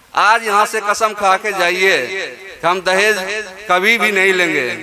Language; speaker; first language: Hindi; native; Hindi